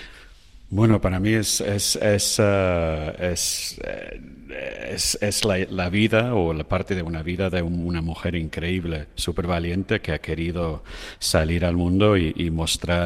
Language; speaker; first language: Spanish; non-native, fluent; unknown